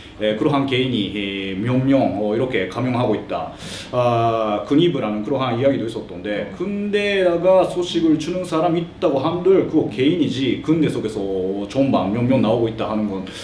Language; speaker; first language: Korean; early bilingual, heritage; Korean